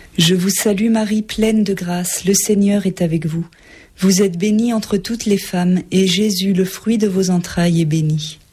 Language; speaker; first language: French; native; French